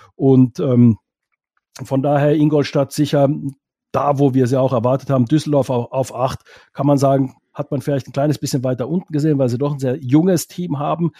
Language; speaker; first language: German; non-native, fluent; Finnish